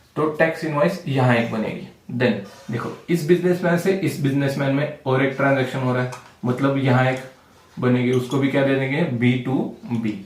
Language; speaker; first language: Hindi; non-native, local second language; Marathi